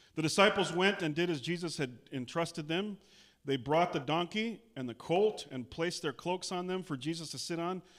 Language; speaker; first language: English; native; English